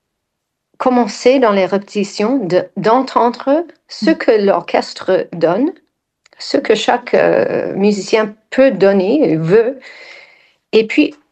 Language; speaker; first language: French; non-native, fluent; English